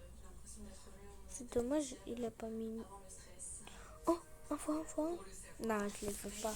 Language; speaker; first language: French; native; French